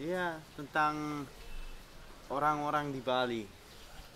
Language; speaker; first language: Indonesian; non-native, fluent; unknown